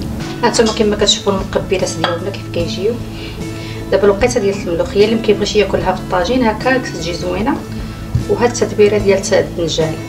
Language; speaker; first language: Arabic; native; Arabic